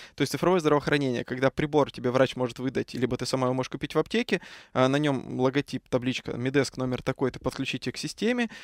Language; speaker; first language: Russian; native; Russian